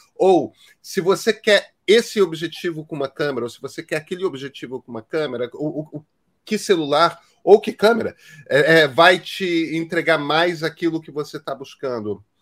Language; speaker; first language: Portuguese; native; Portuguese